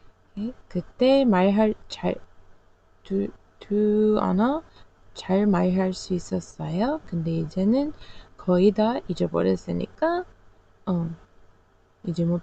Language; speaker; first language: Korean; non-native, learner; English